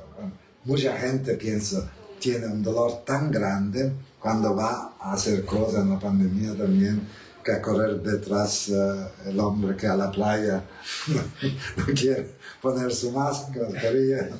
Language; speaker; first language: Spanish; non-native, learner; Italian